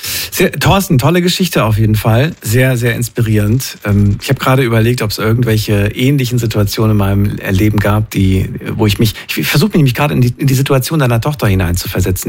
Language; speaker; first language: German; native; German